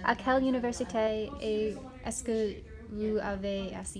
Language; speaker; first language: French; non-native, learner; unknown